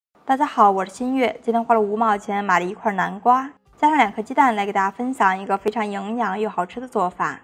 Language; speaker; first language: Chinese; native; Chinese